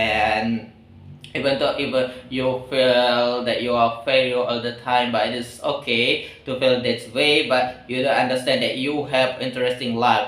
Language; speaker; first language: English; non-native, learner; Indonesian